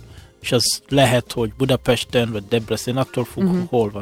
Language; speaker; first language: Hungarian; non-native, fluent; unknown